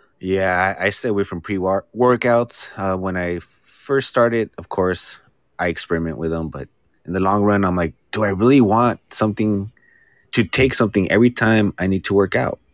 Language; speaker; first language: English; native; English